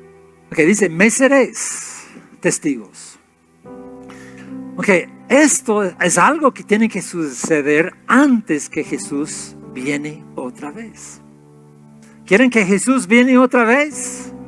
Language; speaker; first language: Spanish; non-native, fluent; English